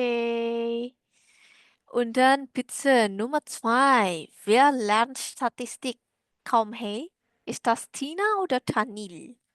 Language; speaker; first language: German; non-native, learner; Indonesian